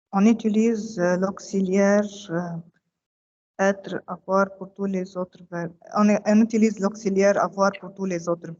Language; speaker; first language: French; non-native, local second language; Arabic